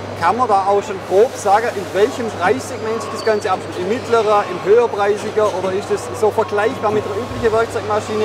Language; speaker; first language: German; native; German